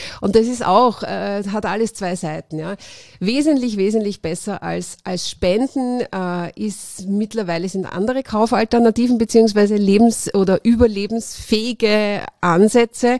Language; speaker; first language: German; native; German